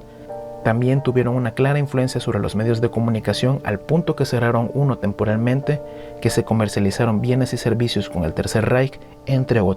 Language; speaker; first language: Spanish; native; Spanish